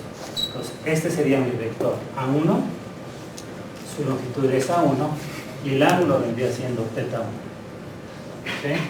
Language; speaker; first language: Spanish; native; Spanish